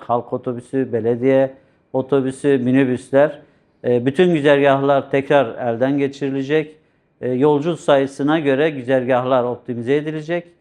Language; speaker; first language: Turkish; native; Turkish